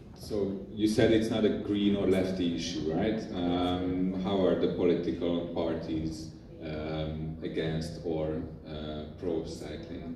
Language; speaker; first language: English; non-native, fluent; Hungarian